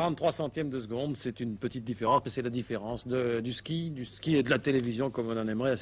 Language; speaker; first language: French; native; French